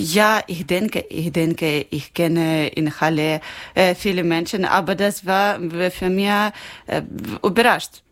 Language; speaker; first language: German; non-native, learner; Ukrainian